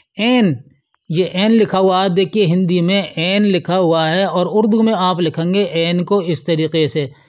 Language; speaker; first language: Hindi; native; Hindi